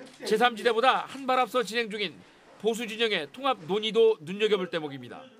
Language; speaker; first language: Korean; native; Korean